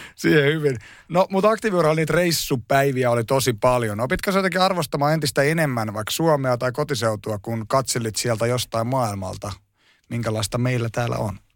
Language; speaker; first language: Finnish; native; Finnish